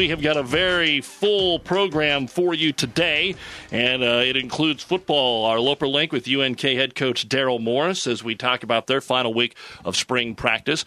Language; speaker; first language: English; native; English